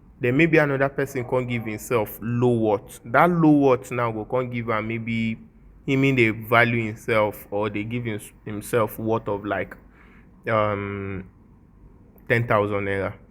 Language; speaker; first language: Nigerian Pidgin; non-native, local second language; Yoruba